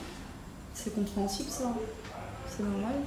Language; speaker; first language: French; native; French